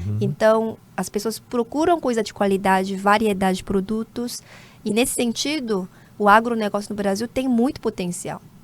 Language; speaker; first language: Portuguese; non-native, fluent; Korean